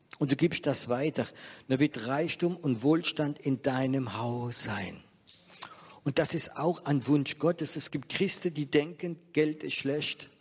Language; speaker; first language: German; non-native, fluent; French